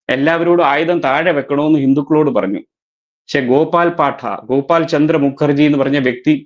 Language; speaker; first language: Malayalam; native; Malayalam